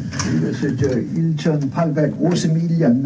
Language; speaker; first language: Korean; non-native, local second language; English